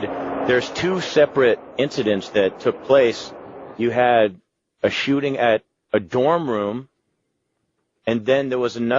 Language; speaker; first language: English; native; English